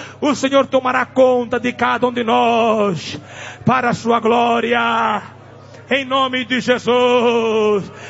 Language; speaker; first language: Portuguese; non-native, local second language; Tsonga